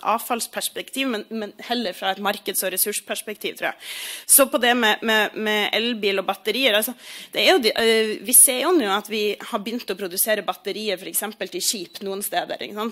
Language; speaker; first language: Norwegian; native; Norwegian